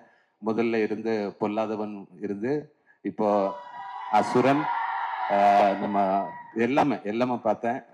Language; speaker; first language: Tamil; non-native, fluent; Malayalam